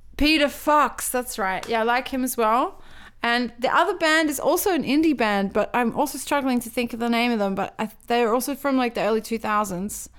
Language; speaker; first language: English; native; English